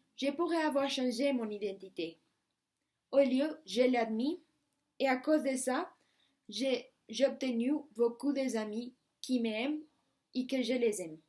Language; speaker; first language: French; non-native, learner; Spanish